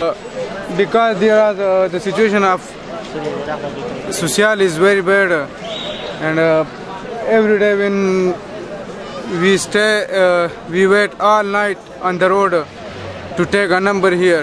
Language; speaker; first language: English; non-native, learner; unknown